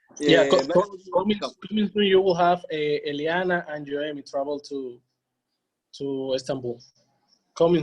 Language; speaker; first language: English; non-native, learner; Spanish